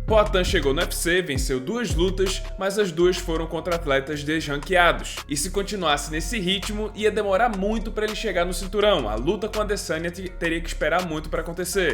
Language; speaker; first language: Portuguese; native; Portuguese